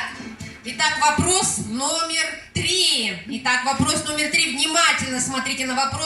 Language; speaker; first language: Russian; native; Russian